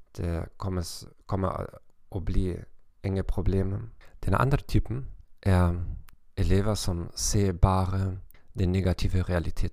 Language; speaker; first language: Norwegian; non-native, learner; German